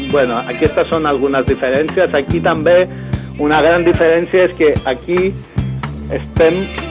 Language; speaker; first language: Catalan; non-native, fluent; Greek